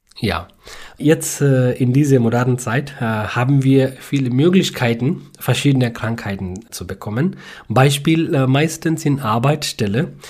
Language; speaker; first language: German; non-native, learner; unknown